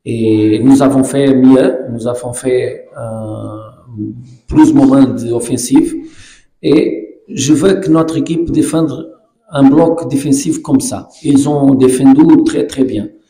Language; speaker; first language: French; non-native, fluent; Portuguese